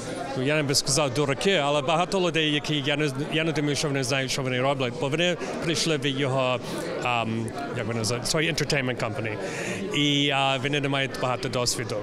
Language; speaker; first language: Ukrainian; early bilingual, heritage; English